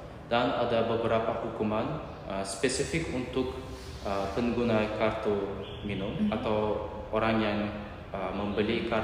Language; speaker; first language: Indonesian; non-native, learner; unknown